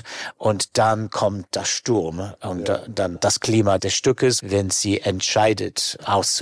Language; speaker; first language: German; non-native, fluent; English